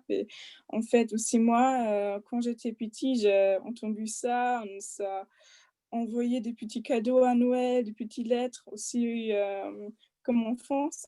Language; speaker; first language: French; non-native, fluent; German